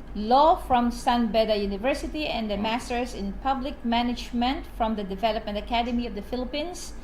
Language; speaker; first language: English; non-native, local second language; Maguindanaon